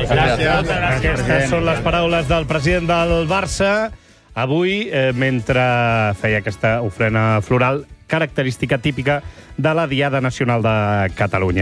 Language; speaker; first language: Catalan; native; Catalan